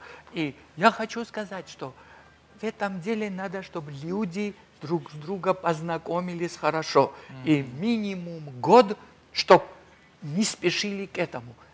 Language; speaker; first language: Russian; non-native, fluent; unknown